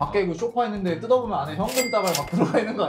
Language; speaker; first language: Korean; native; Korean